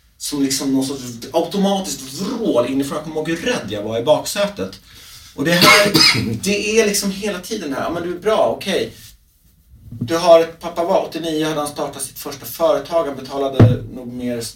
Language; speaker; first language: Swedish; early bilingual, other home language; Czech